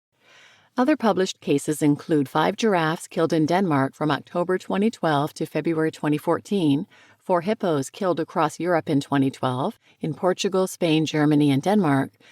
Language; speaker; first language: English; native; English